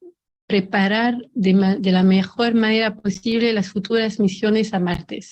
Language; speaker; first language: Spanish; non-native, fluent; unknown